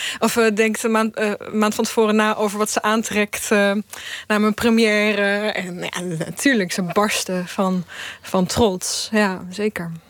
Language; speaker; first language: Dutch; early bilingual, other home language; Bosnian